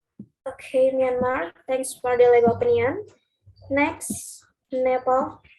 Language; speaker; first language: English; non-native, learner; Indonesian